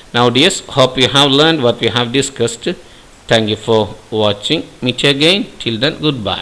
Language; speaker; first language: English; non-native, local second language; Malayalam